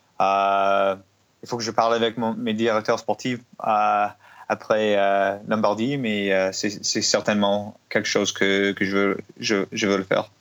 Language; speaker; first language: French; non-native, learner; English